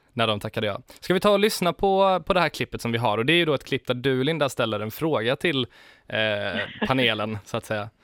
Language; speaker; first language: Swedish; native; Swedish